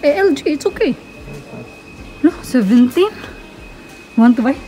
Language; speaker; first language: English; non-native, learner; Filipino